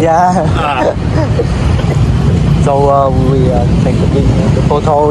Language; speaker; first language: English; non-native, learner; Vietnamese